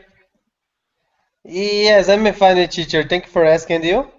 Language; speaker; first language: English; non-native, learner; Portuguese